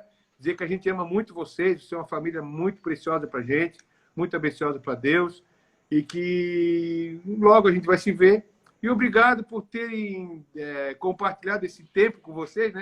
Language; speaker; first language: Portuguese; native; Portuguese